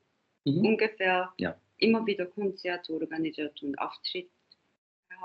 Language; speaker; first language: German; non-native, fluent; Korean